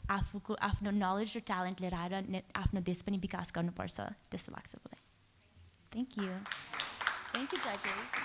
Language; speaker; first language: Nepali; early bilingual, heritage; Nepali